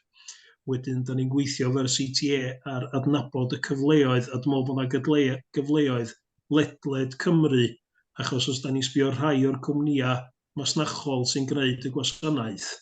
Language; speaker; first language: Welsh; native; Welsh